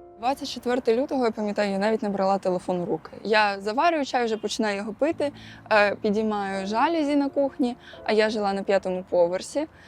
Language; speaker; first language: Ukrainian; non-native, local second language; Russian